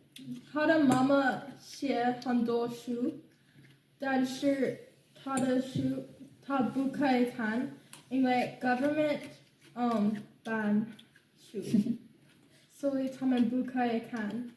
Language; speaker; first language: Chinese; non-native, learner; English